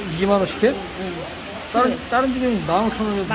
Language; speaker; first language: Korean; native; Korean